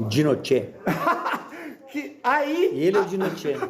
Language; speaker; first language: Portuguese; native; Portuguese